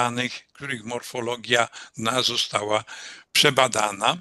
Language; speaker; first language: Polish; native; Polish